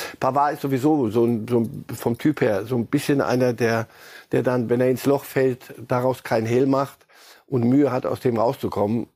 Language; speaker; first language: German; native; German